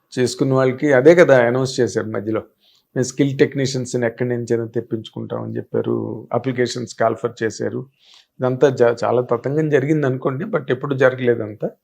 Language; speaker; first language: Telugu; native; Telugu